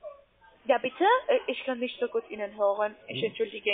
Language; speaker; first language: German; non-native, learner; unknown